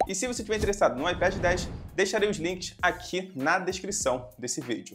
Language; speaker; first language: Portuguese; native; Portuguese